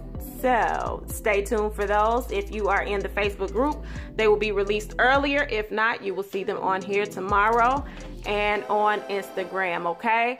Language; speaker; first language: English; native; English